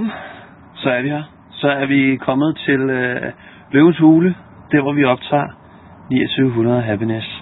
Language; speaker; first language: Danish; native; Danish